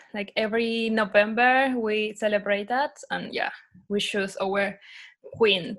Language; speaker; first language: English; non-native, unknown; Spanish